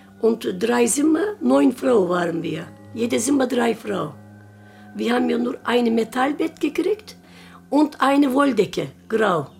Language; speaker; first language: German; non-native, learner; Turkish